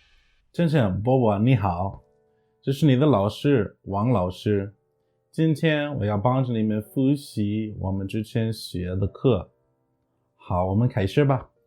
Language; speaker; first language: Chinese; non-native, fluent; English